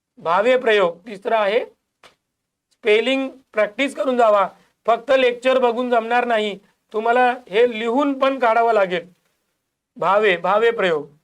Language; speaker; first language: Marathi; non-native, local second language; Hindi